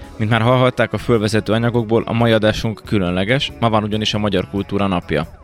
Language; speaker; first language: Hungarian; native; Hungarian